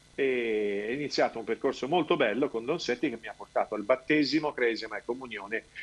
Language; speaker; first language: Italian; non-native, fluent; Albanian